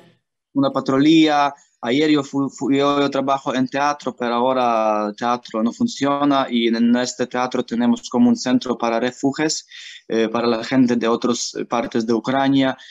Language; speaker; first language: Spanish; non-native, learner; Ukrainian